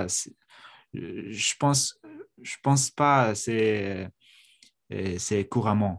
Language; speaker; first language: French; non-native, fluent; Mongolian